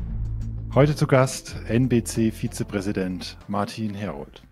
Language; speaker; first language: German; native; German